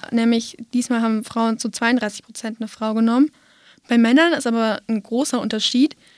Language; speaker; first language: German; native; German